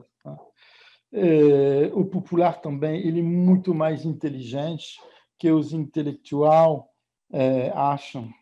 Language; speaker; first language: Portuguese; non-native, fluent; French